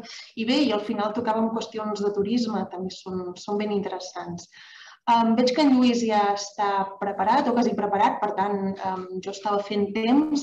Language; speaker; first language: Catalan; native; Catalan